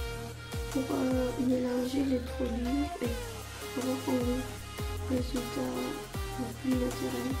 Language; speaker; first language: French; non-native, learner; Romanian